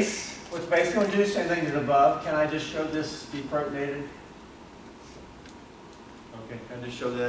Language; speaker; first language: English; native; English